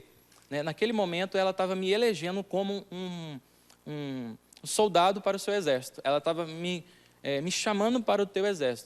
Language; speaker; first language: Portuguese; native; Portuguese